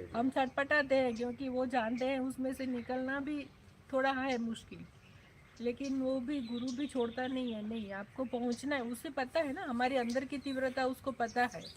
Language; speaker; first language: Hindi; native; Hindi